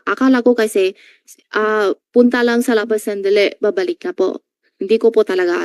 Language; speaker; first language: Filipino; non-native, learner; Chinese